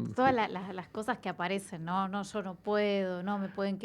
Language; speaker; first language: Spanish; native; Spanish